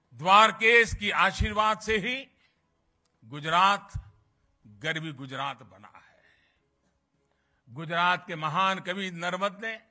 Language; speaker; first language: Hindi; native; Hindi